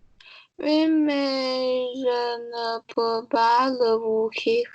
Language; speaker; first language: French; non-native, learner; Chinese